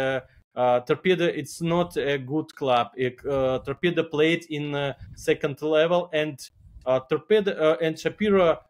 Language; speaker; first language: English; non-native, learner; Belarusian